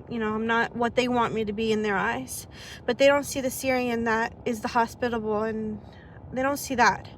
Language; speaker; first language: English; early bilingual, other home language; Arabic